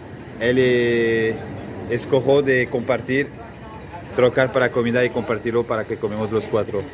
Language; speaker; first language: Spanish; non-native, learner; French